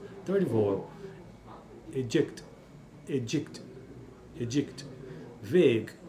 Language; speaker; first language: English; non-native, learner; Portuguese